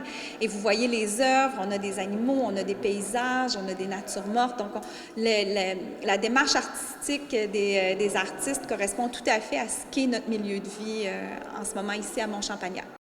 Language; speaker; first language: French; native; French